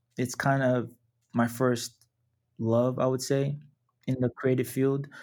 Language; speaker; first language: English; non-native, local second language; Yoruba